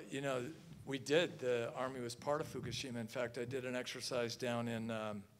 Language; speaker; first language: English; native; English